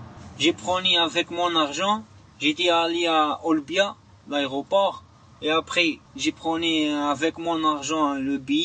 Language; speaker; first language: French; non-native, learner; Arabic